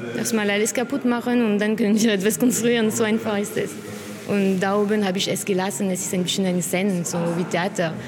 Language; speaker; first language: German; non-native, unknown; French